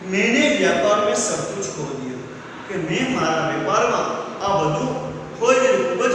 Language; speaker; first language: Hindi; non-native, local second language; Gujarati